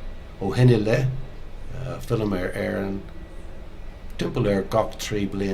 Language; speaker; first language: Irish; non-native, local second language; English